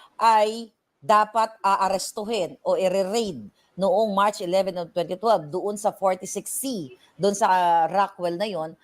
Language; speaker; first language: Filipino; native; Filipino